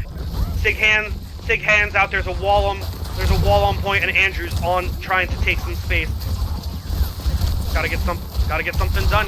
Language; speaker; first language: English; native; English